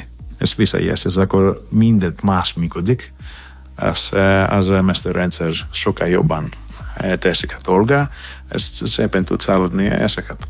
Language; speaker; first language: Hungarian; non-native, fluent; Greek